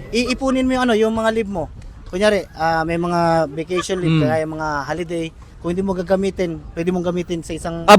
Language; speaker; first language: Filipino; native; Filipino